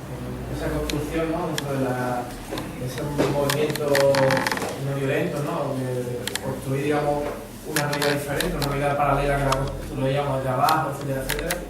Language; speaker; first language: Spanish; native; Spanish